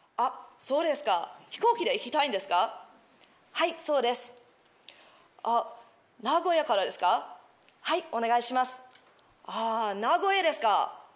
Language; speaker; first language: Japanese; non-native, fluent; English